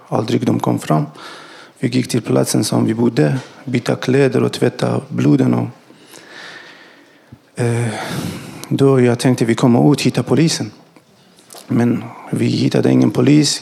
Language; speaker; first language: Swedish; non-native, learner; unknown